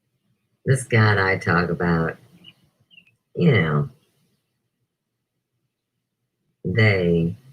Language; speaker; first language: English; native; English